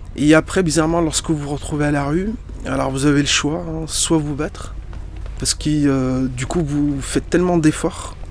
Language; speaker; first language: French; early bilingual, other home language; Arabic